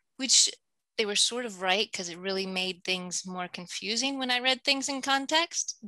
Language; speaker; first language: English; native; English